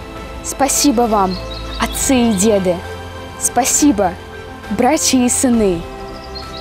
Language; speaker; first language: Russian; native; Russian